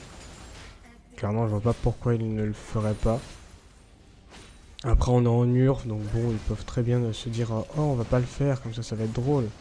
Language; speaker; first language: French; native; French